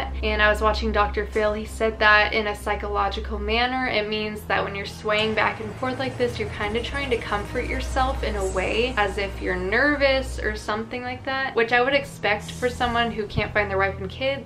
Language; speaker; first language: English; native; English